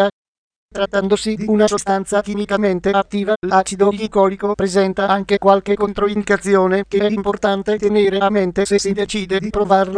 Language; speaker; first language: Italian; native; Italian